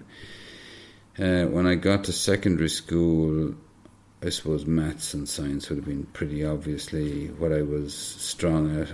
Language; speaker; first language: English; native; English